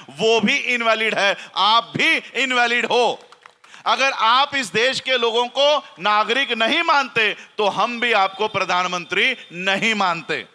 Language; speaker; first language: Hindi; native; Hindi